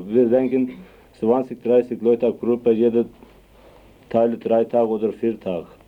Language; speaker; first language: German; non-native, learner; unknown